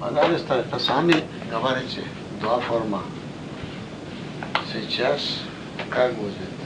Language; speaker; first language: Russian; non-native, learner; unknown